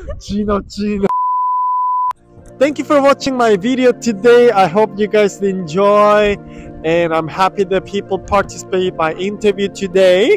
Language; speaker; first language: English; non-native, learner; Korean